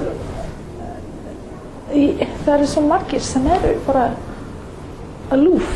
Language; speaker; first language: Icelandic; non-native, learner; English